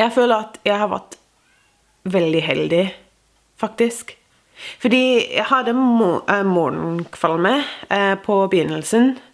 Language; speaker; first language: Norwegian; non-native, fluent; English